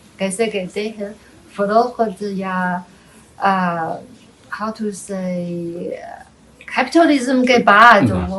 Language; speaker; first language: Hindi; non-native, fluent; Chinese